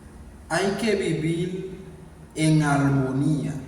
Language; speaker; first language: Spanish; non-native, learner; Haitian Creole